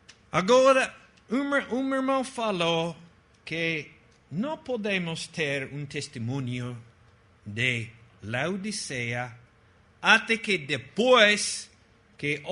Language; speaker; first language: Portuguese; non-native, fluent; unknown